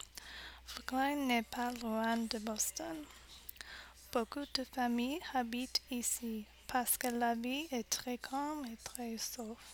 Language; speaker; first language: French; non-native, learner; English